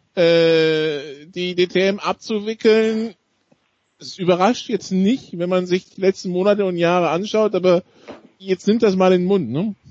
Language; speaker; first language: German; native; German